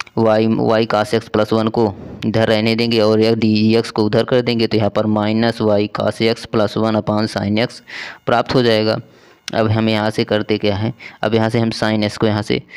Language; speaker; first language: Hindi; native; Hindi